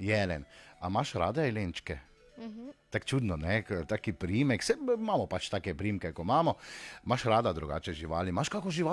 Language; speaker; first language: Slovenian; native; Slovenian